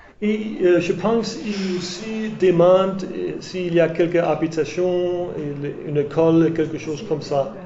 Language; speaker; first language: French; non-native, learner; English